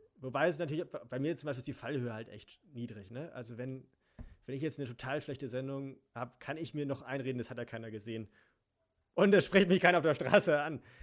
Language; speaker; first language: German; native; German